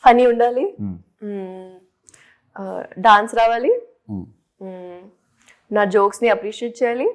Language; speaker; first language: Telugu; non-native, local second language; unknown